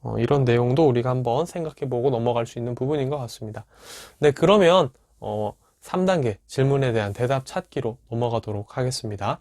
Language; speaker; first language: Korean; native; Korean